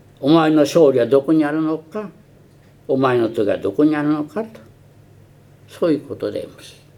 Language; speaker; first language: Japanese; early bilingual, heritage; Japanese